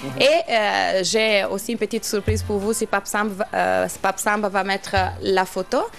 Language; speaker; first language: French; non-native, fluent; Italian